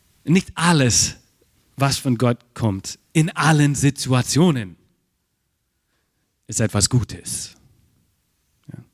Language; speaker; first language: German; non-native, fluent; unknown